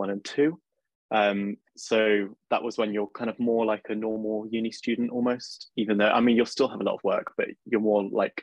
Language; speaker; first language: English; native; English